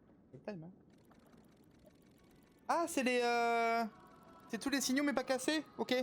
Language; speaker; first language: French; native; French